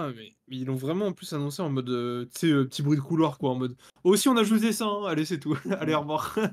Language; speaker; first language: French; native; French